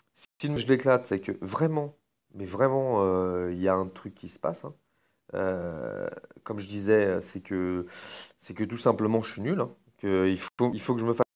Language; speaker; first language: French; native; French